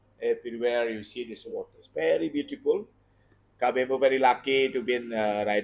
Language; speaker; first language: English; non-native, learner; Indonesian